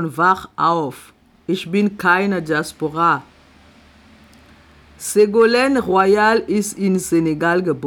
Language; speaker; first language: German; non-native, fluent; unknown